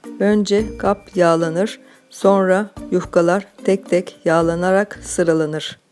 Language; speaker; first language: Turkish; native; Turkish